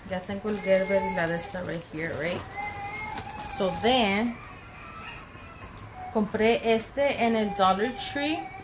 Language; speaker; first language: Spanish; early bilingual, heritage; Spanish